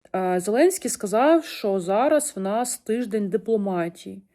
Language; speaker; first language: Ukrainian; non-native, local second language; Russian